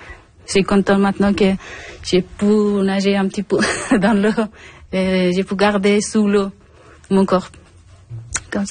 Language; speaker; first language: French; non-native, learner; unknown